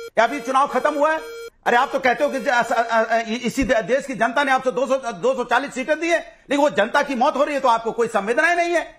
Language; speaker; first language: Hindi; native; Hindi